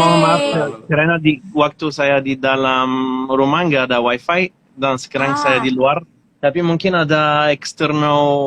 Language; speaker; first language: Indonesian; non-native, fluent; Bulgarian